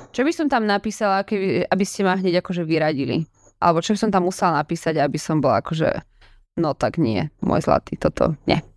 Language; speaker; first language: Slovak; native; Slovak